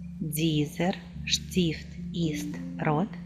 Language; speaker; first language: German; non-native, fluent; Ukrainian